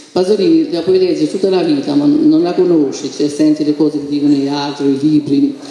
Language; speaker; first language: Italian; non-native, fluent; Albanian